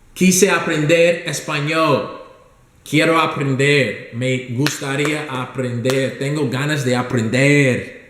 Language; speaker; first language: Spanish; non-native, learner; English